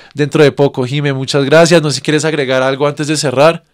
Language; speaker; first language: Spanish; native; Spanish